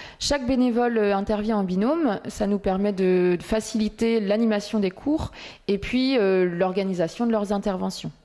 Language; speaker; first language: French; native; French